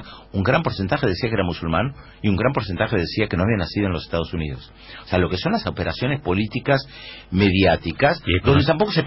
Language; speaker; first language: Spanish; native; Spanish